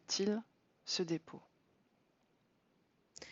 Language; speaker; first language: French; native; French